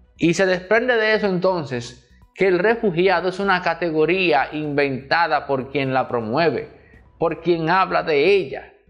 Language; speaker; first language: Spanish; native; Spanish